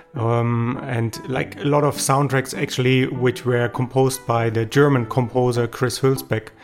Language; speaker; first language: English; non-native, fluent; German